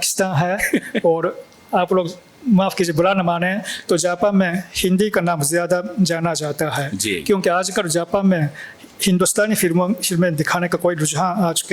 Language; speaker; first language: Hindi; non-native, fluent; Japanese